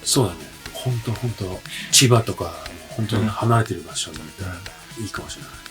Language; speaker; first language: Japanese; early bilingual, heritage; English